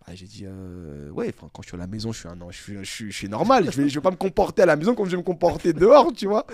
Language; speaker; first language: French; native; French